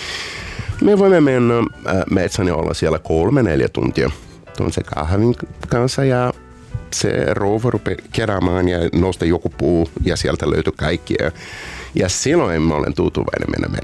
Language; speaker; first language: Finnish; non-native, fluent; Portuguese